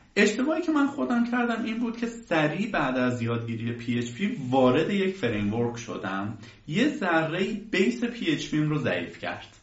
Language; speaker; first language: Persian; native; Persian